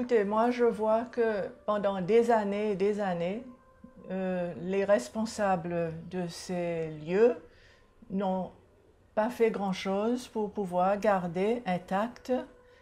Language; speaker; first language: French; non-native, local second language; Seselwa Creole French